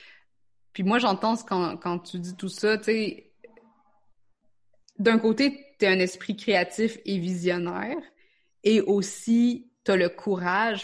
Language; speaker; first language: French; native; French